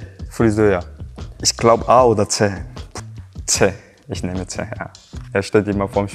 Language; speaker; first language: German; non-native, learner; Korean